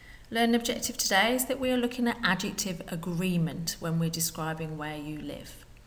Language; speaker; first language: English; native; English